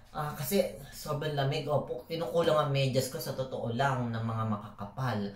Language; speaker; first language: Filipino; native; Filipino